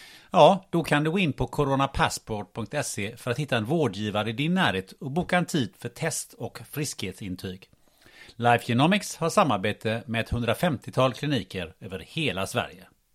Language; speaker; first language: Swedish; native; Swedish